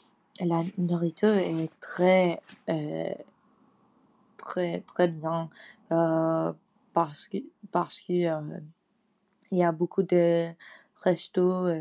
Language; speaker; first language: French; non-native, learner; English